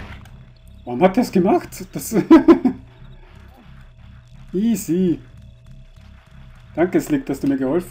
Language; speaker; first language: German; native; German